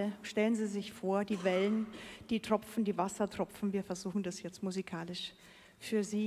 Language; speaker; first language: German; native; German